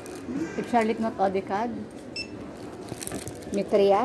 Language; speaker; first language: Hebrew; non-native, learner; Filipino